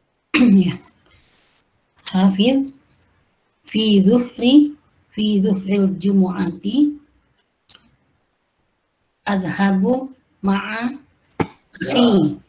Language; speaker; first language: Arabic; non-native, learner; Indonesian